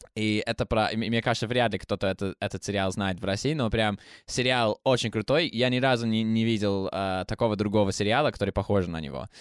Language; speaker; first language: Russian; non-native, fluent; English